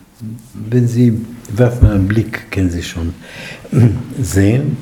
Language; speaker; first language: German; non-native, fluent; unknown